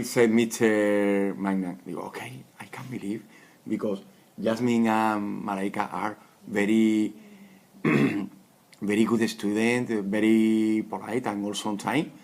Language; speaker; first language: English; non-native, fluent; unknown